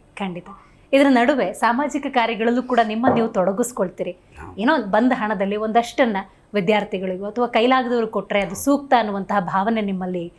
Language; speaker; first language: Kannada; native; Kannada